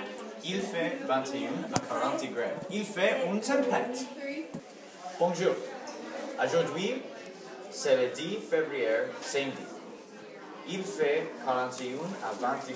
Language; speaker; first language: French; non-native, learner; English